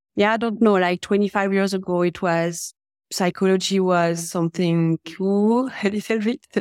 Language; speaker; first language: English; non-native, fluent; French